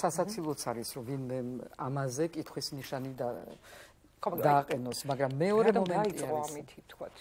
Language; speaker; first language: Georgian; early bilingual, heritage; Georgian